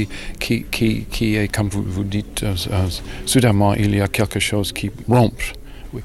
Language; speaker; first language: French; non-native, learner; English